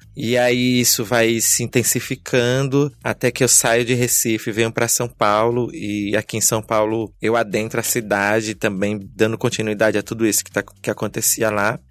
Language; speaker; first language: Portuguese; native; Portuguese